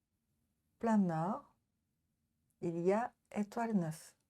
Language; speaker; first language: French; non-native, learner; Japanese